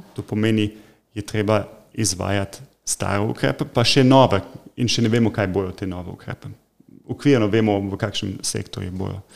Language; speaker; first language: Slovenian; non-native, fluent; German